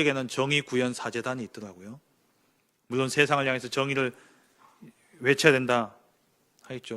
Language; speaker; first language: Korean; native; Korean